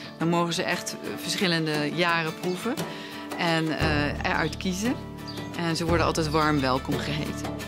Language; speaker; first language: Dutch; native; Dutch